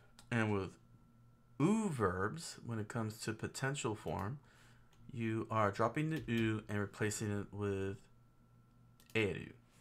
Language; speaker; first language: English; native; English